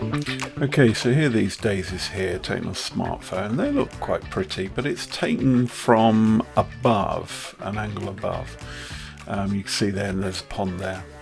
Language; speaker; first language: English; native; English